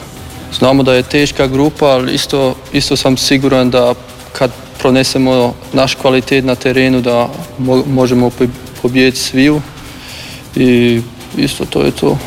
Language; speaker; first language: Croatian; early bilingual, heritage; German